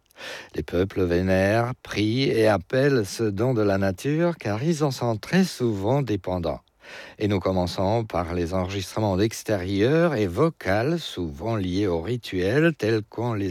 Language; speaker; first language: French; non-native, fluent; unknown